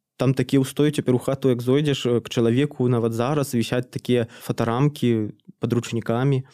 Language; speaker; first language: Belarusian; native; Belarusian